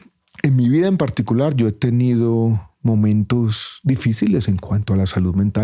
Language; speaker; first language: Spanish; native; Spanish